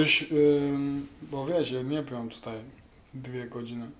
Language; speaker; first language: Polish; non-native, learner; Turkish